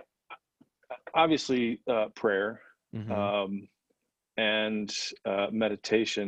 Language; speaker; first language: English; native; English